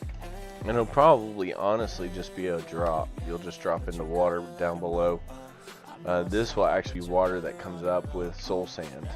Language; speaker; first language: English; native; English